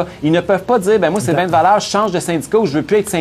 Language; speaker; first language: French; native; French